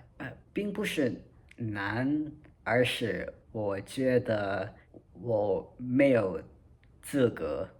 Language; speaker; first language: Chinese; non-native, learner; English